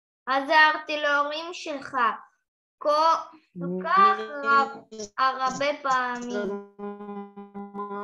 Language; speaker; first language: Hebrew; non-native, learner; Russian